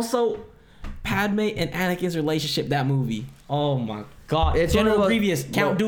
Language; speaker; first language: English; non-native, local second language; Filipino